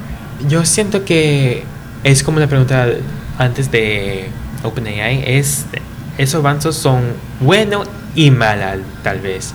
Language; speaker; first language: Spanish; early bilingual, heritage; English